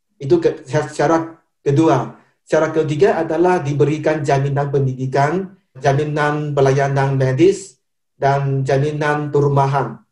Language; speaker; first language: Indonesian; non-native, fluent; Chinese